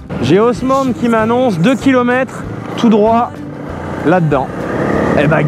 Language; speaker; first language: French; native; French